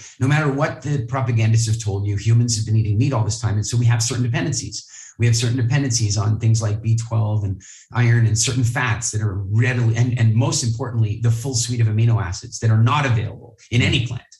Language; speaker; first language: English; native; English